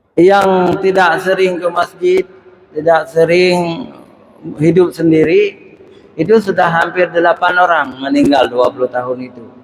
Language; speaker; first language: Malay; non-native, local second language; Achinese